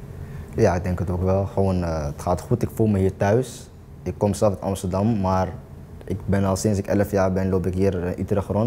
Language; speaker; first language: Dutch; native; Dutch